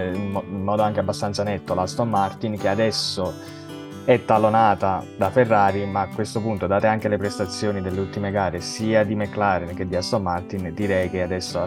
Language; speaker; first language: Italian; native; Italian